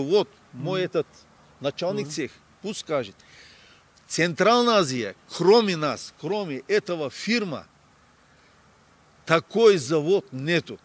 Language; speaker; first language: Russian; non-native, learner; Turkish